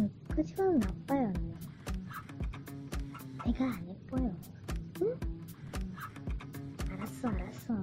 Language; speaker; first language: Korean; non-native, learner; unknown